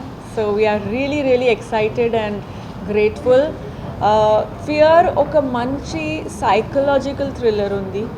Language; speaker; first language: Telugu; non-native, fluent; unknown